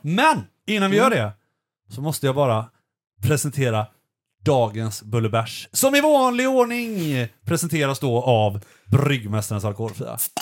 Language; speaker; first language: Swedish; native; Swedish